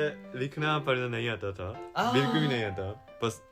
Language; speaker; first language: Hindi; non-native, learner; Japanese